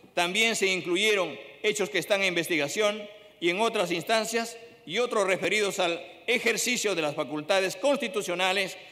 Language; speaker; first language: Spanish; native; Spanish